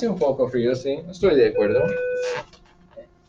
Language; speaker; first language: Spanish; non-native, fluent; English